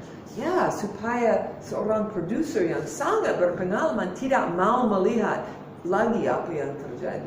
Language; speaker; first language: Indonesian; non-native, fluent; English